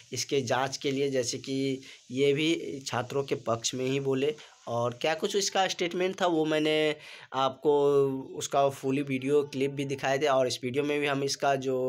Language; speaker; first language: Hindi; native; Hindi